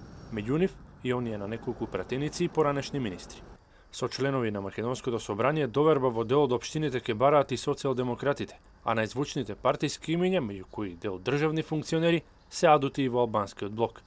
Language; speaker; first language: Macedonian; native; Macedonian